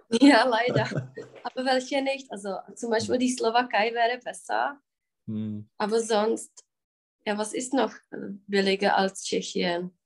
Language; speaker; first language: German; non-native, fluent; Czech